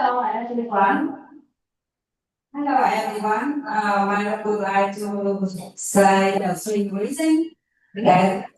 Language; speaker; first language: English; non-native, learner; Vietnamese